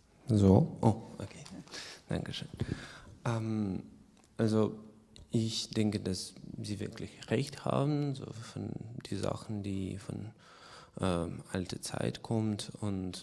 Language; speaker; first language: German; non-native, fluent; Russian